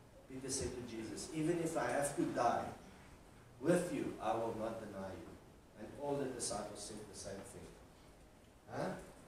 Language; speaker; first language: English; non-native, local second language; Afrikaans